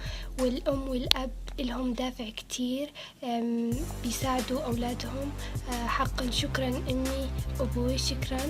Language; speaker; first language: Arabic; early bilingual, heritage; Arabic